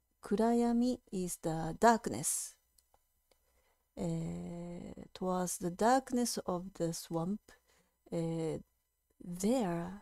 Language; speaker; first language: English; non-native, fluent; Japanese